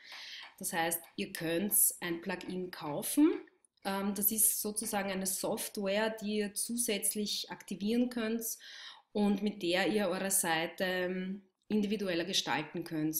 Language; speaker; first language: German; native; German